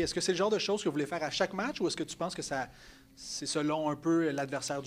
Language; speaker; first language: French; native; French